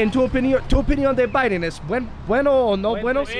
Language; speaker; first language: Spanish; non-native, learner; English